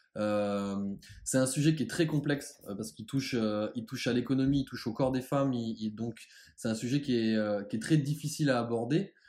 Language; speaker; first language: French; native; French